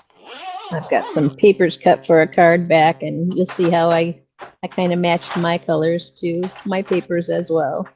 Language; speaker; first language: English; native; English